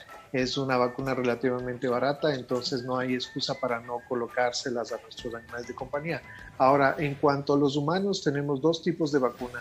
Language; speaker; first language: Spanish; native; Spanish